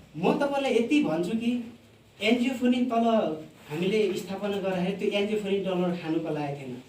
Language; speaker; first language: Nepali; non-native, local second language; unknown